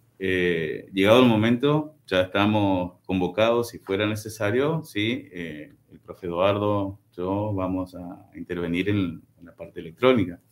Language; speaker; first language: Spanish; native; Spanish